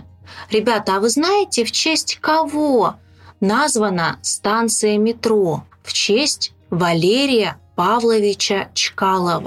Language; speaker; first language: Russian; native; Russian